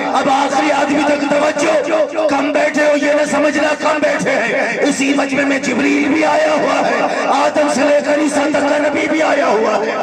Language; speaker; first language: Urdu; non-native, local second language; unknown